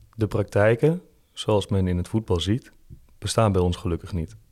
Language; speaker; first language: Dutch; native; Dutch